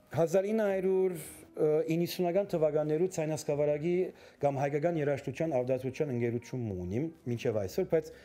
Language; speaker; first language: Armenian; early bilingual, heritage; Armenian